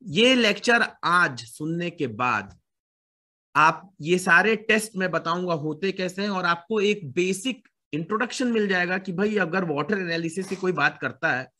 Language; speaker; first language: Hindi; native; Hindi